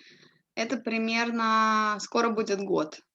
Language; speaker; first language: Russian; native; Russian